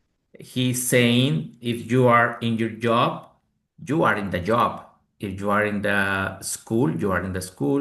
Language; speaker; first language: English; non-native, learner; Spanish